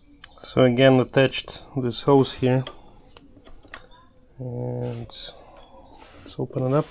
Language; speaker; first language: English; non-native, fluent; German